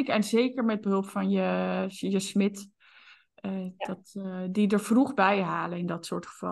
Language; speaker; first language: Dutch; native; Dutch